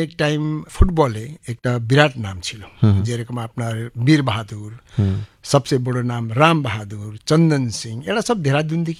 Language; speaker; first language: Bangla; non-native, local second language; Nepali